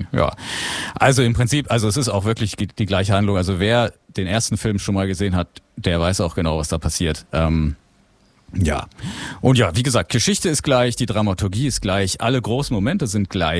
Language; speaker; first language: German; native; German